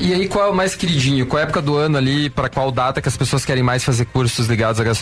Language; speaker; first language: Portuguese; native; Portuguese